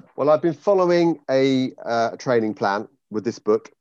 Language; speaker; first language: English; native; English